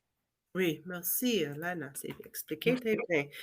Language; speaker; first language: French; non-native, learner; English